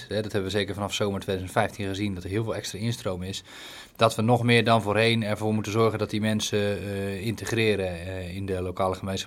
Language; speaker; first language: Dutch; native; Dutch